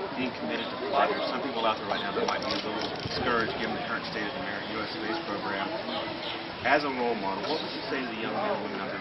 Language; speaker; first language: English; native; English